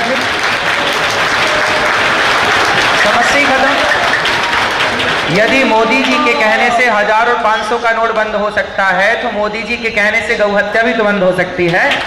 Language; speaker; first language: Hindi; native; Hindi